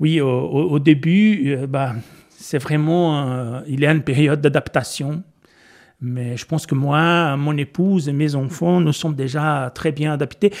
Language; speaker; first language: French; non-native, fluent; Portuguese